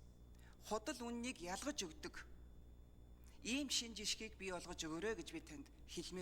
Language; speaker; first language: Mongolian; native; Mongolian